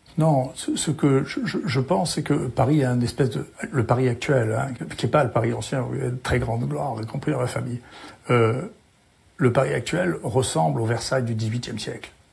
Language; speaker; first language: French; native; French